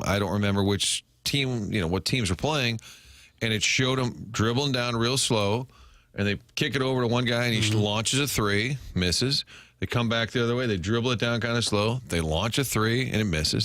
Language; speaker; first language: English; native; English